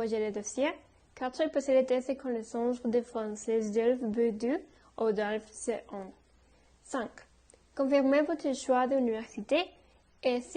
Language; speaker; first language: French; non-native, learner; Spanish